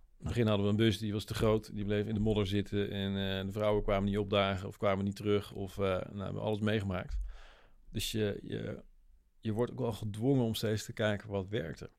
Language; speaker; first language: Dutch; native; Dutch